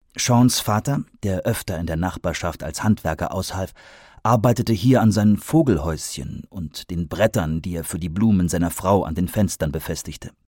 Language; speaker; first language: German; native; German